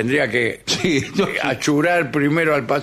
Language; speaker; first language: Spanish; native; Spanish